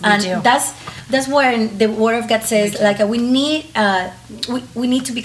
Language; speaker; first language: English; non-native, fluent; Spanish